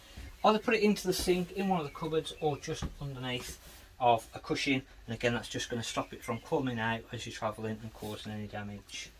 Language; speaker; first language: English; native; English